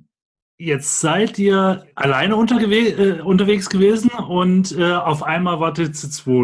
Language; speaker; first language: German; native; German